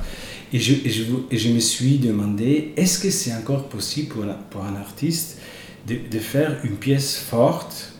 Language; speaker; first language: French; non-native, fluent; Italian